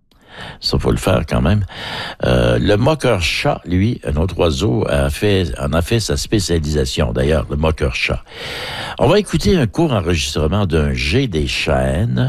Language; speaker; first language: French; native; French